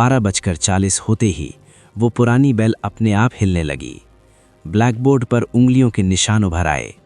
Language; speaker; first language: Hindi; native; Hindi